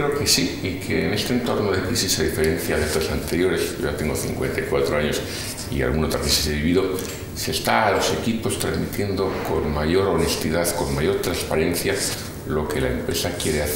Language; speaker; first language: Spanish; native; Spanish